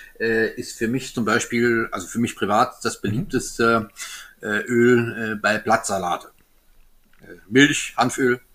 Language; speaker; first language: German; non-native, local second language; French